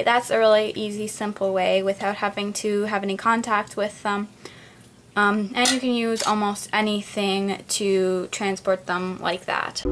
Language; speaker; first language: English; native; English